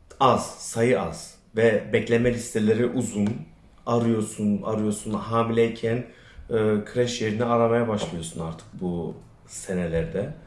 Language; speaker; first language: Turkish; early bilingual, other home language; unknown